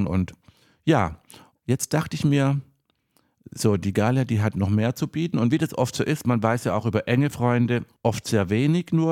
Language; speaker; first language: German; native; German